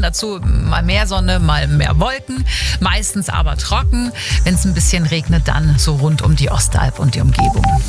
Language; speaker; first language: German; native; German